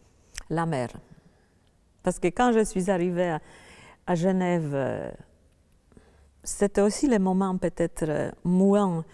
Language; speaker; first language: French; non-native, fluent; Polish